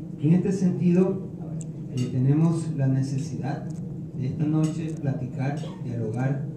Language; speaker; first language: Spanish; native; Spanish